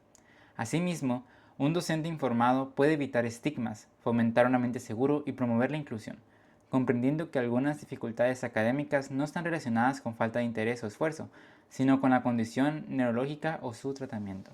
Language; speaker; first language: Spanish; native; Spanish